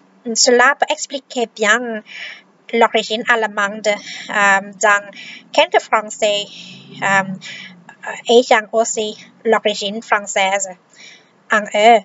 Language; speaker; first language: French; non-native, fluent; Vietnamese